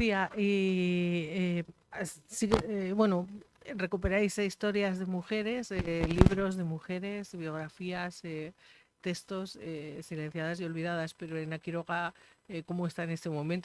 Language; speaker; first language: Spanish; native; Spanish